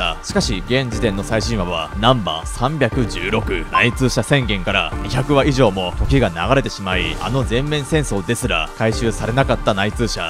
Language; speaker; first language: Japanese; native; Japanese